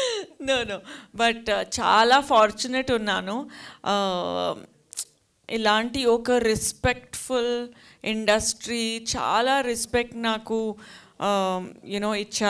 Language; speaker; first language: Telugu; non-native, fluent; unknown